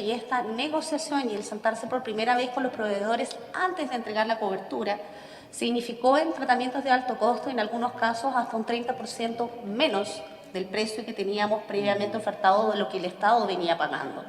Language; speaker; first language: Spanish; native; Spanish